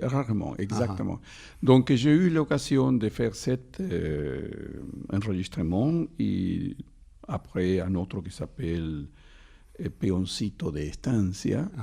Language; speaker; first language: French; non-native, fluent; Spanish